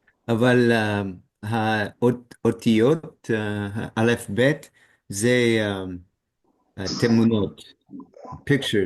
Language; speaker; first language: Hebrew; non-native, learner; English